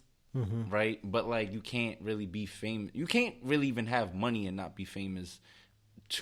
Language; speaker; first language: English; native; English